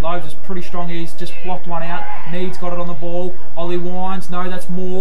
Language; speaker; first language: English; native; English